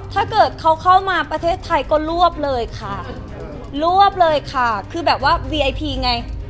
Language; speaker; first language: Thai; non-native, fluent; Vietnamese